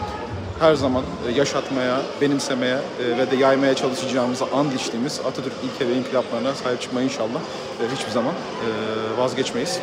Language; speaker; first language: Turkish; native; Turkish